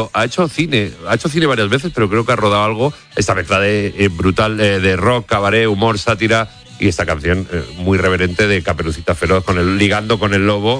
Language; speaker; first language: Spanish; native; Spanish